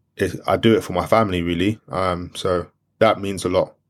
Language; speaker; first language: English; non-native, local second language; French